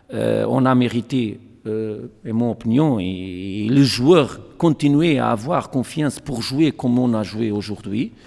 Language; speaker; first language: French; non-native, learner; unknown